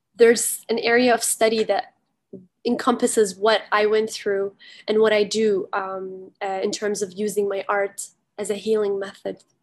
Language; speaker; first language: English; early bilingual, heritage; Arabic